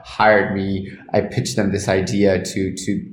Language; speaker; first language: English; non-native, fluent; Spanish